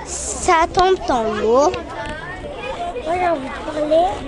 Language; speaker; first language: French; non-native, learner; Malagasy